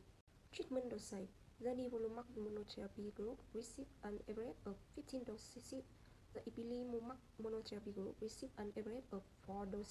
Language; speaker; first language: English; non-native, learner; Vietnamese